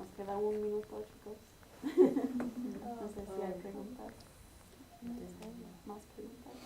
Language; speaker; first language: Spanish; non-native, fluent; English